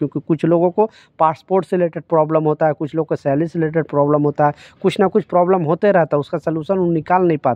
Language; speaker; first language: Hindi; native; Hindi